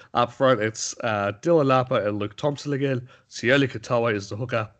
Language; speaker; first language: English; native; English